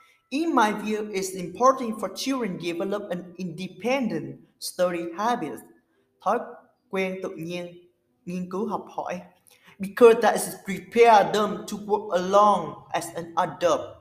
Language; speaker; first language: English; non-native, learner; Vietnamese